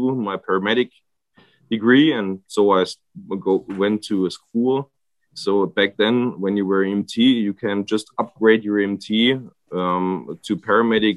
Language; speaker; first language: English; non-native, fluent; German